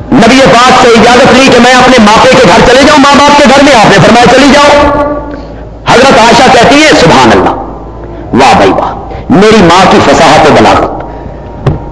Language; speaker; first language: Urdu; non-native, local second language; Punjabi